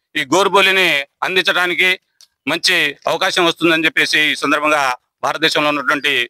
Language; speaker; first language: Telugu; non-native, local second language; Lambadi